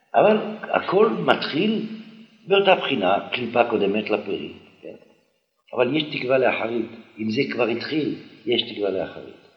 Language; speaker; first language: Hebrew; non-native, fluent; French